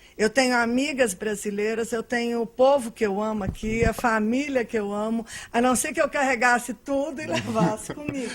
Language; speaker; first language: Portuguese; early bilingual, other home language; Arabic